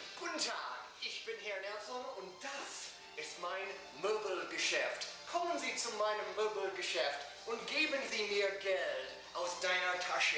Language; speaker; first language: German; non-native, learner; English